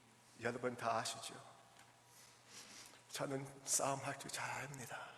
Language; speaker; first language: Korean; early bilingual, heritage; English